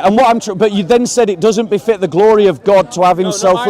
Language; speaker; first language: English; native; English